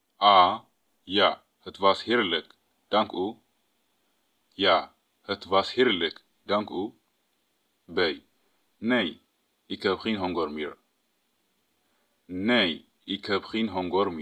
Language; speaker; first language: Dutch; non-native, fluent; Tigrinya